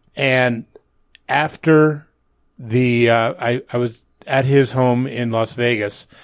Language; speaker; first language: English; native; English